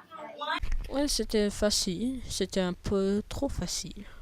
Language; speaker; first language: French; non-native, fluent; English